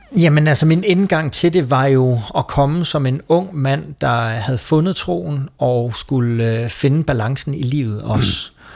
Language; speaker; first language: Danish; native; Danish